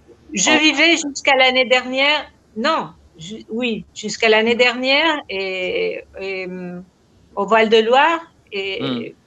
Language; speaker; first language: French; non-native, fluent; Spanish